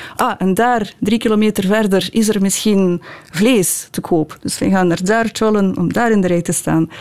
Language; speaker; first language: Dutch; non-native, fluent; Ukrainian